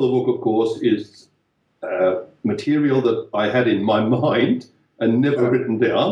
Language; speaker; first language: English; native; English